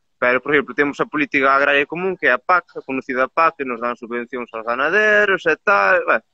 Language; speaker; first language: Galician; native; Galician